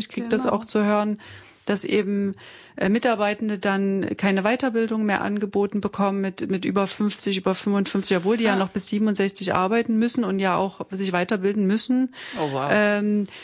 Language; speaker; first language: German; native; German